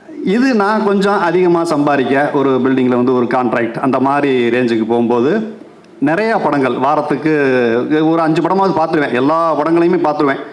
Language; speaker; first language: Tamil; native; Tamil